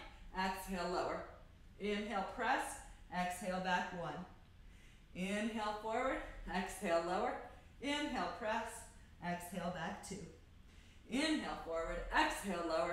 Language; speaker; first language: English; native; English